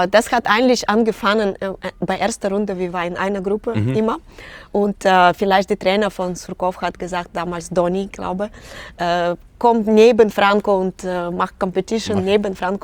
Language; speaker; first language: German; non-native, learner; Russian